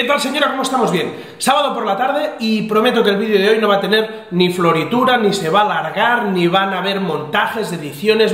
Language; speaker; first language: Spanish; native; Spanish